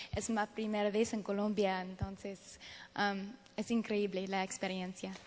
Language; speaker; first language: Spanish; non-native, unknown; English